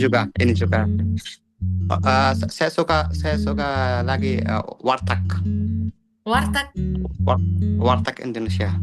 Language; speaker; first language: Indonesian; non-native, learner; Arabic